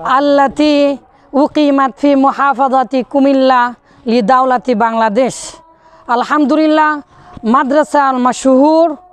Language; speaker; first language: Arabic; non-native, fluent; Bangla